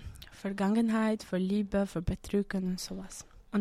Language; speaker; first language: German; non-native, fluent; Albanian